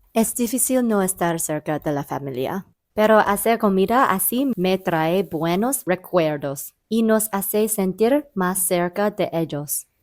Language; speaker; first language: Spanish; non-native, learner; English